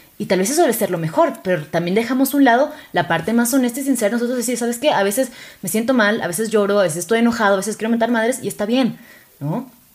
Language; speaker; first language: Spanish; native; Spanish